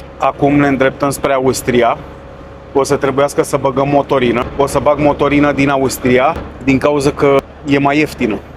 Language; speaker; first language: Romanian; native; Romanian